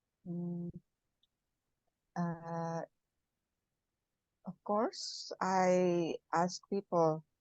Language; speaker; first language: English; non-native, learner; Indonesian